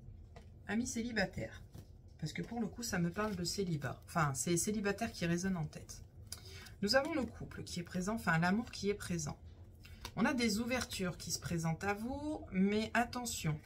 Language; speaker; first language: French; native; French